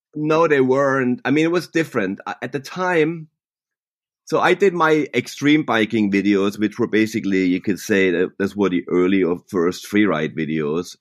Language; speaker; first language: English; non-native, fluent; German